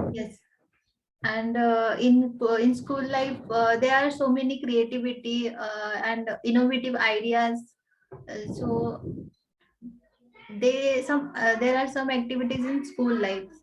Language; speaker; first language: English; non-native, learner; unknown